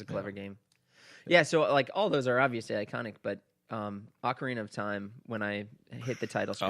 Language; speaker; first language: English; native; English